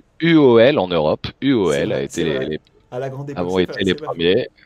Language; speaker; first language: French; native; French